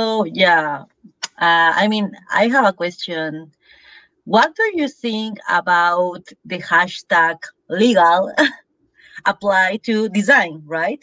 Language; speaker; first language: English; non-native, fluent; Spanish